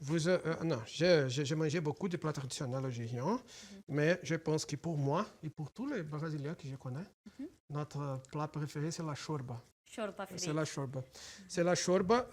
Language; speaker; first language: French; non-native, fluent; Portuguese